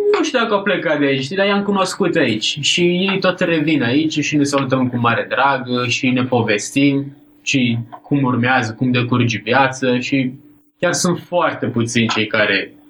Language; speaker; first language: Romanian; non-native, fluent; Italian